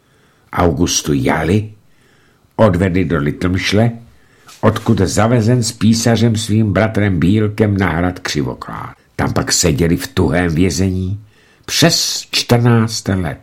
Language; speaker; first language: Czech; native; Czech